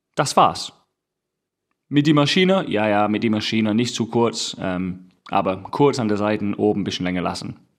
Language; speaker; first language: German; non-native, fluent; English